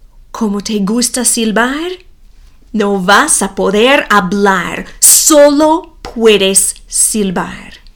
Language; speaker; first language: Spanish; non-native, fluent; English